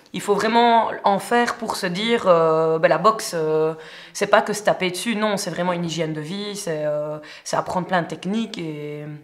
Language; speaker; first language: French; native; French